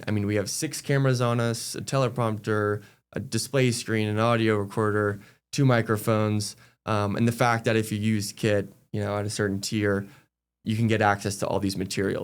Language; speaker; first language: English; native; English